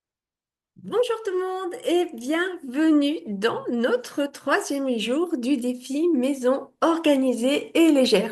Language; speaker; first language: French; native; French